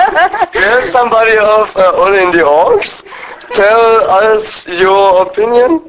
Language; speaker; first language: English; non-native, learner; German